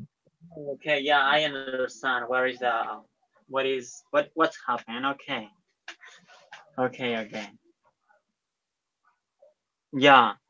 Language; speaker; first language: English; non-native, learner; Spanish